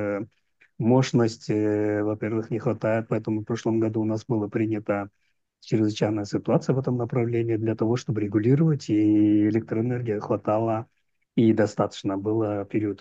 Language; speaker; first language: Russian; non-native, local second language; Uzbek